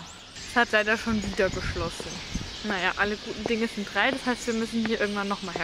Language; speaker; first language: German; native; German